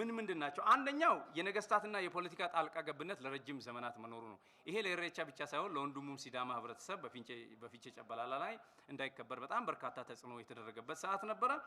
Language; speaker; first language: Amharic; non-native, local second language; Oromo